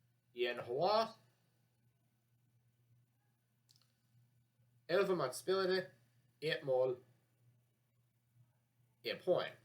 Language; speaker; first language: Swedish; non-native, learner; English